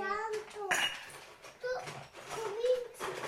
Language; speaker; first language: Italian; early bilingual, heritage; Italian